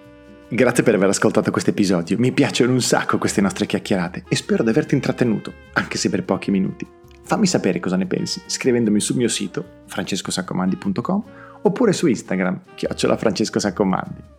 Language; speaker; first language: Italian; native; Italian